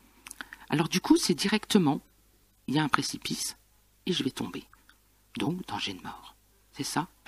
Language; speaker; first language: French; native; French